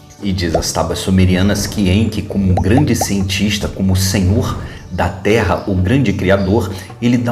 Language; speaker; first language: Portuguese; native; Portuguese